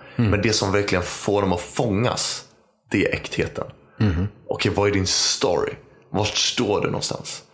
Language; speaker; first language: Swedish; native; Swedish